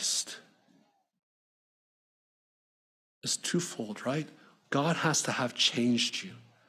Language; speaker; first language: English; native; English